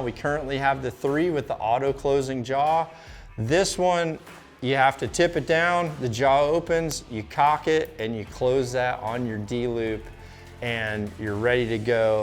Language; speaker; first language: English; native; English